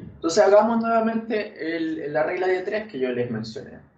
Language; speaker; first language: Spanish; native; Spanish